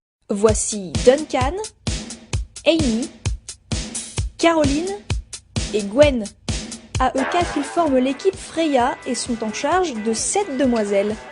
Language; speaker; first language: French; native; French